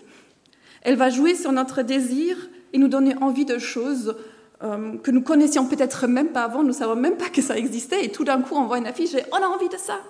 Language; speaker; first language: French; non-native, fluent; German